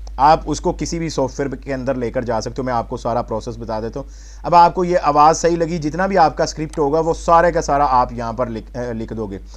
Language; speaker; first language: Urdu; non-native, local second language; Punjabi